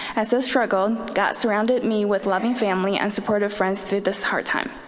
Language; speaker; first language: English; early bilingual, other home language; Chinese